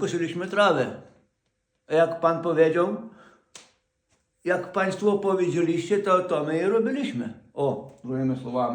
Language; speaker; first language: Polish; non-native, fluent; Ukrainian